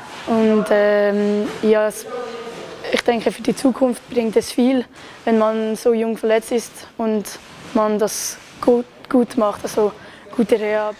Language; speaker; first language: German; non-native, local second language; French